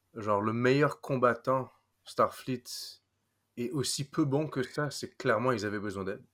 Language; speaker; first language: French; non-native, fluent; English